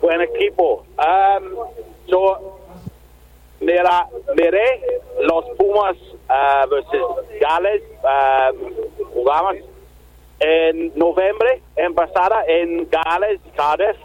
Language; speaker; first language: Spanish; non-native, learner; English